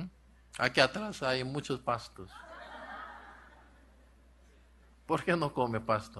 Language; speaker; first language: Spanish; non-native, learner; Korean